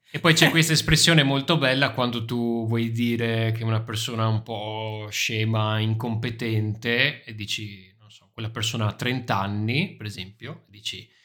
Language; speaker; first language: Italian; native; Italian